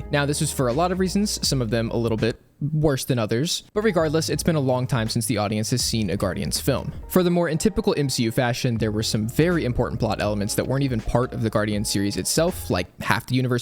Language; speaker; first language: English; native; English